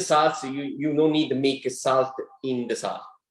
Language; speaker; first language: English; non-native, learner; Italian